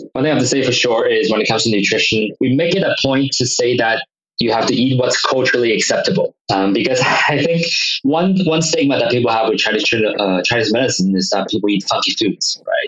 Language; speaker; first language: English; non-native, local second language; Cantonese